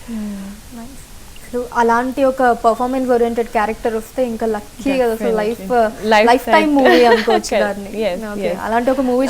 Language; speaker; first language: Telugu; native; Telugu